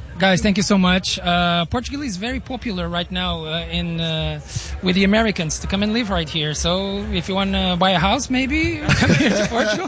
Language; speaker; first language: English; non-native, fluent; Portuguese